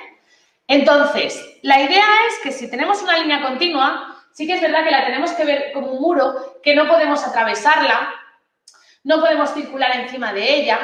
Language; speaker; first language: Spanish; native; Spanish